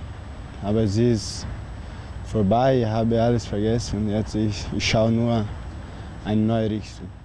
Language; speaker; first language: German; non-native, learner; Portuguese